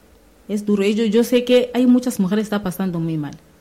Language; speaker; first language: Spanish; non-native, learner; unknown